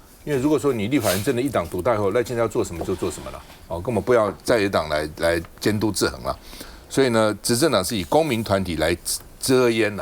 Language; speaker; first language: Chinese; native; Chinese